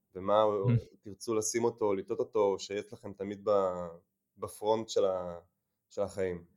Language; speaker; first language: Hebrew; native; Hebrew